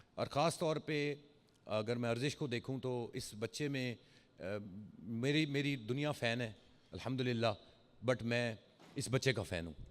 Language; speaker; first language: Urdu; early bilingual, heritage; Urdu